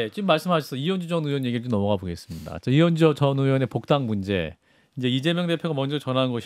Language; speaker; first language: Korean; native; Korean